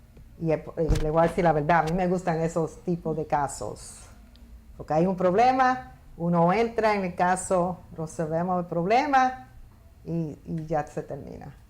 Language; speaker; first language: Spanish; early bilingual, heritage; Spanish